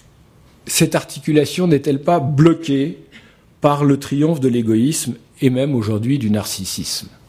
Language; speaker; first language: French; native; French